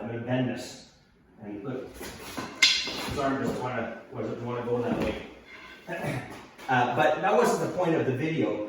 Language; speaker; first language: English; native; English